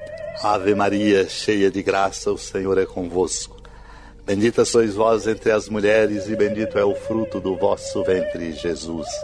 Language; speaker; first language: Portuguese; native; Portuguese